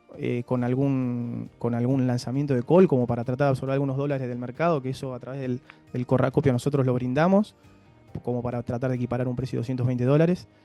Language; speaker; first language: Spanish; native; Spanish